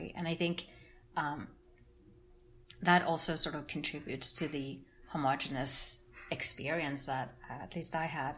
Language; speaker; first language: English; non-native, fluent; Norwegian